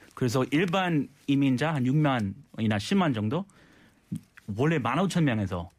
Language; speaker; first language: Korean; non-native, fluent; English